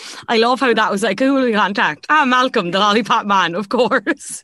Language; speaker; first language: English; native; English